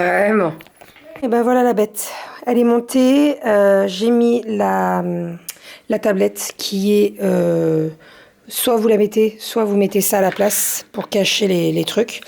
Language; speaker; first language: French; native; French